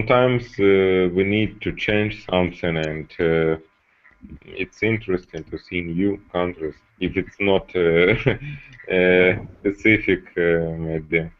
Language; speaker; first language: English; non-native, learner; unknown